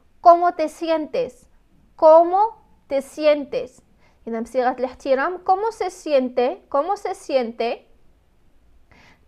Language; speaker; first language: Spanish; non-native, fluent; Arabic